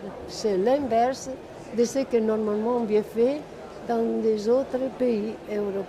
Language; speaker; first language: French; non-native, fluent; Italian